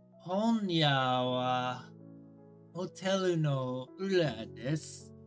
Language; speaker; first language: Japanese; non-native, learner; English